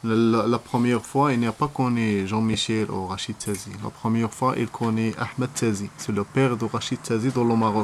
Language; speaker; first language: French; non-native, learner; Arabic